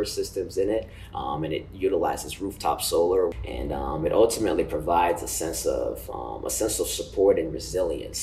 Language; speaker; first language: English; non-native, local second language; Ganda